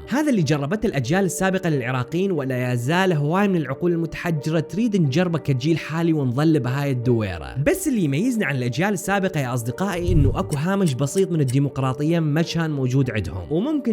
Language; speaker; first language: Arabic; native; Arabic